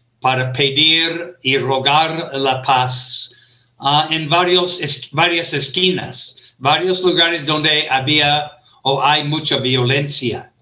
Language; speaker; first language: Spanish; non-native, fluent; English